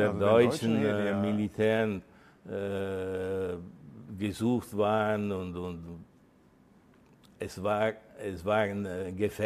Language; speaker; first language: German; early bilingual, heritage; Italian